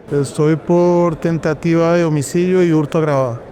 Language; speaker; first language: Spanish; native; Spanish